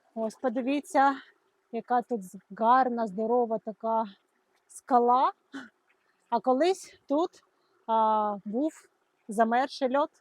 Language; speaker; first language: Ukrainian; non-native, local second language; Russian